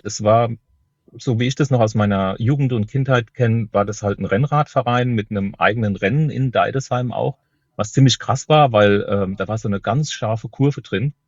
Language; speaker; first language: German; native; German